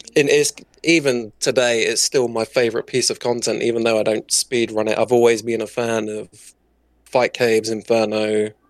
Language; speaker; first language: English; native; English